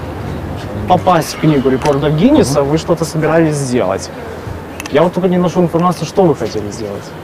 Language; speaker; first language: Russian; native; Russian